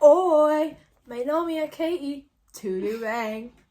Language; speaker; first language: Portuguese; non-native, learner; English